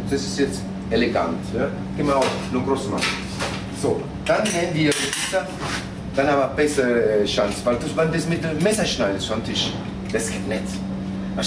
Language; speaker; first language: German; non-native, fluent; Italian